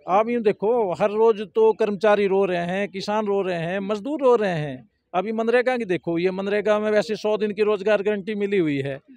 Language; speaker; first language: Hindi; native; Hindi